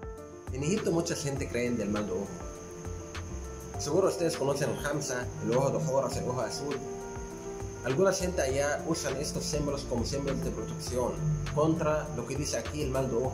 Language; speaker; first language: Spanish; non-native, fluent; Arabic